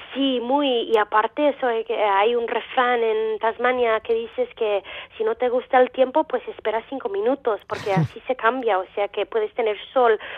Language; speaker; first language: Spanish; non-native, fluent; English